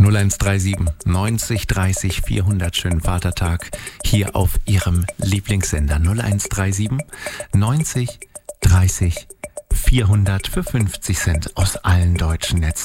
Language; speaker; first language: German; native; German